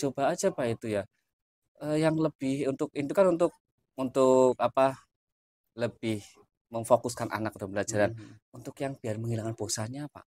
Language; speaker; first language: Indonesian; native; Indonesian